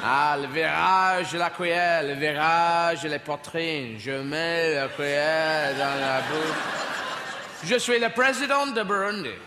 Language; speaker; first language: French; non-native, learner; English